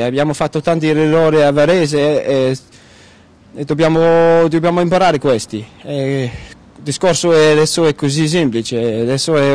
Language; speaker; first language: Italian; non-native, learner; Danish